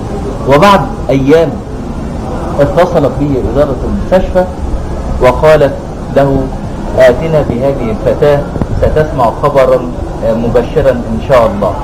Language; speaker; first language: Arabic; native; Arabic